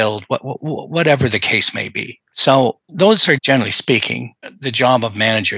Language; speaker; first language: English; native; English